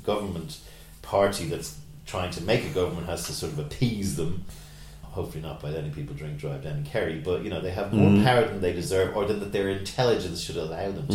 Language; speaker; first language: English; native; English